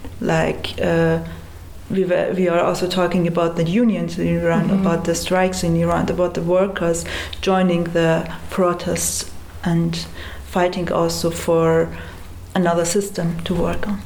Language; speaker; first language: English; non-native, fluent; Persian